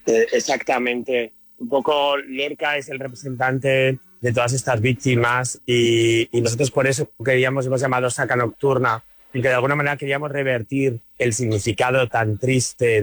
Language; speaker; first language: Spanish; native; Spanish